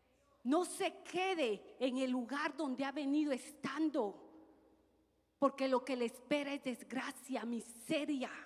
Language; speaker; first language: Spanish; native; Spanish